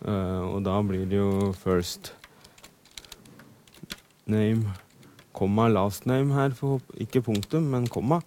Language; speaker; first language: Norwegian; native; Norwegian